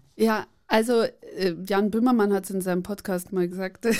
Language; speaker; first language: German; native; German